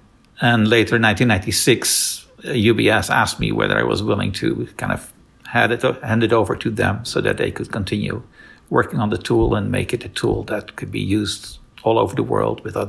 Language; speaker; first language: English; non-native, fluent; Dutch